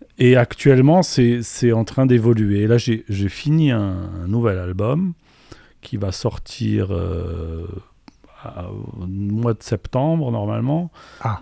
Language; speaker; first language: French; non-native, local second language; Polish